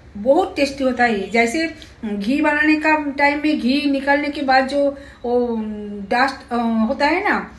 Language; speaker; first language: Hindi; non-native, local second language; Bangla